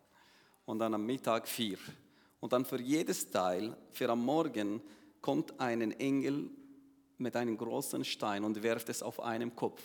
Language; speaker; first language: German; non-native, learner; Arabic